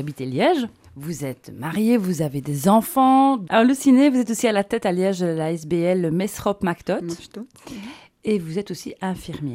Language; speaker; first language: French; native; French